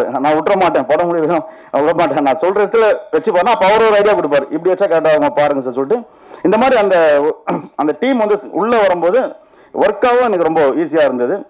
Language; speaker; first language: Tamil; native; Tamil